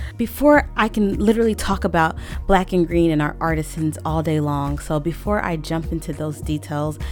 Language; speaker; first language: English; native; English